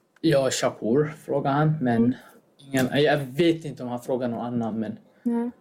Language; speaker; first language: Swedish; non-native, fluent; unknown